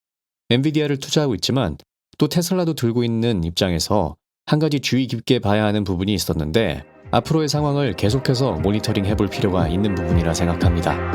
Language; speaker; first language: Korean; native; Korean